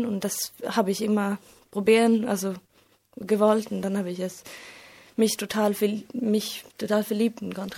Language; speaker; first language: German; non-native, fluent; Swedish